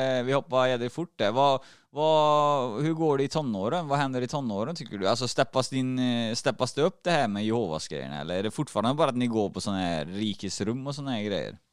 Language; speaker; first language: Swedish; native; Swedish